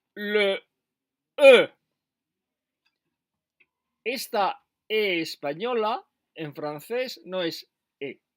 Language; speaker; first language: Spanish; non-native, fluent; French